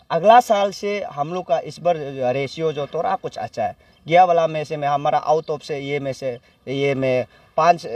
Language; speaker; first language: Hindi; non-native, local second language; Nyishi